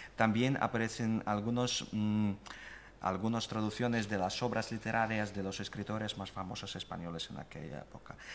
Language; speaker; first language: Spanish; non-native, fluent; Russian